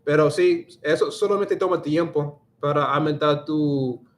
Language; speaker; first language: Spanish; non-native, learner; English